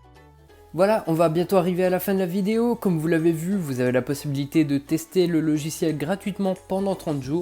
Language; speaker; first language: French; native; French